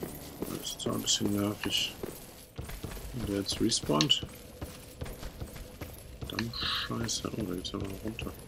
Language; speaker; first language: German; native; German